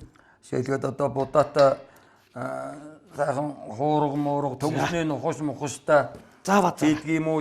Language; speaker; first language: Mongolian; native; Mongolian